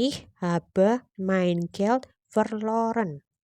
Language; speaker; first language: German; non-native, learner; Indonesian